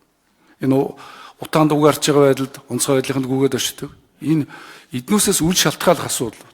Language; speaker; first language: Mongolian; native; Mongolian